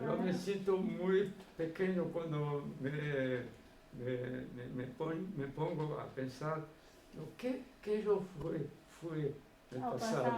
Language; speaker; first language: Spanish; non-native, fluent; Portuguese